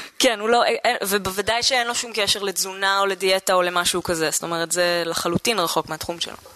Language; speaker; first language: Hebrew; native; Hebrew